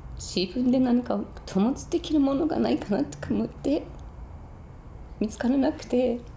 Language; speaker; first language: Japanese; non-native, fluent; English